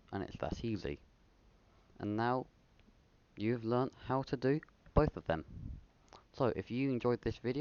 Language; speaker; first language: English; native; English